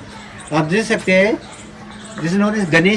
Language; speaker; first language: Hindi; native; Hindi